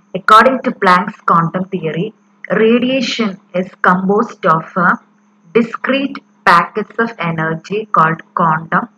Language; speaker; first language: English; non-native, local second language; Malayalam